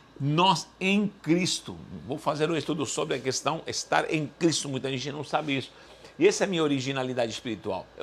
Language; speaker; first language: Portuguese; early bilingual, other home language; Spanish